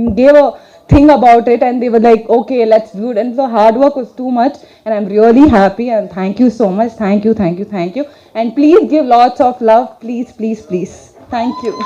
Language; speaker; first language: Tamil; non-native, learner; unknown